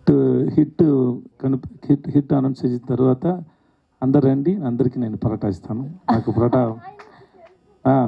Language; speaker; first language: Telugu; non-native, learner; Tamil